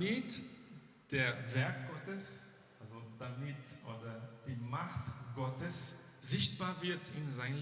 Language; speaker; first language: German; non-native, fluent; Portuguese